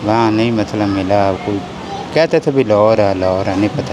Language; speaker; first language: Hindi; non-native, local second language; Punjabi